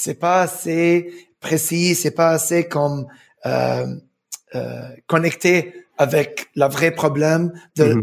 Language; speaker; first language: French; early bilingual, heritage; French